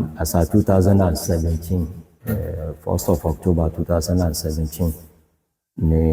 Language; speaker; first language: English; non-native, local second language; Yoruba